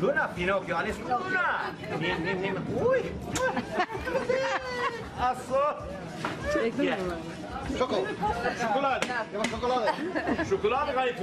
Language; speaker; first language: German; non-native, learner; Turkish